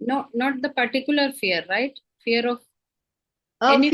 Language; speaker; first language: English; non-native, local second language; Malayalam